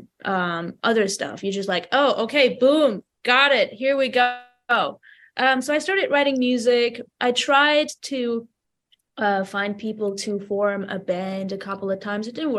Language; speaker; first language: English; non-native, fluent; Armenian